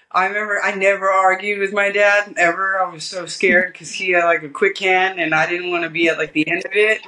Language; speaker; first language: English; early bilingual, other home language; Malay